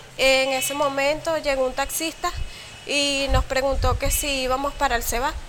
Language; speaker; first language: Spanish; native; Spanish